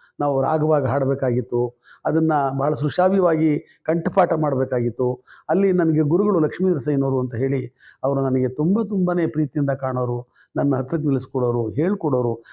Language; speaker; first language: Kannada; native; Kannada